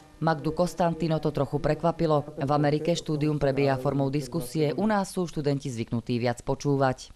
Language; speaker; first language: Slovak; native; Slovak